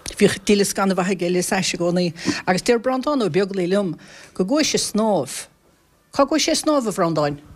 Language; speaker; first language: Irish; native; Irish